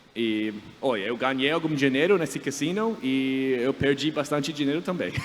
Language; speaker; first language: Portuguese; non-native, fluent; English